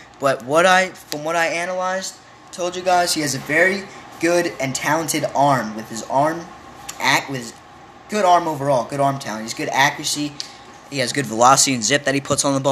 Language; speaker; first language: English; native; English